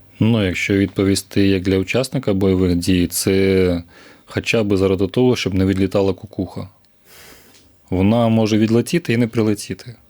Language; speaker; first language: Ukrainian; native; Ukrainian